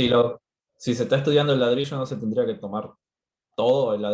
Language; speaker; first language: Spanish; native; Spanish